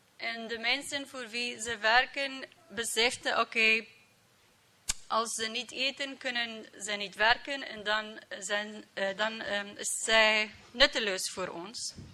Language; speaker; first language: Dutch; non-native, learner; English